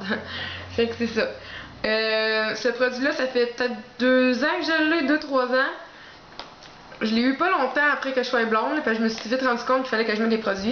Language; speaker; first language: French; native; French